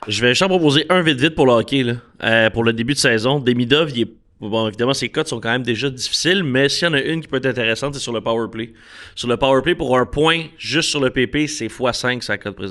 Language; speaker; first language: French; native; French